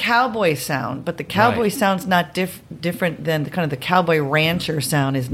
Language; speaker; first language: English; native; English